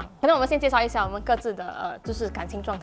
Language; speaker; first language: Chinese; native; Chinese